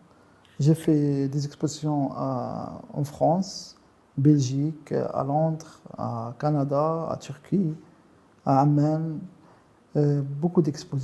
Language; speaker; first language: French; non-native, local second language; Arabic